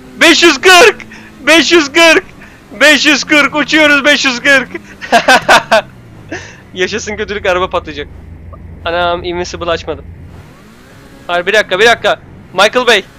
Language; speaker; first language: Turkish; native; Turkish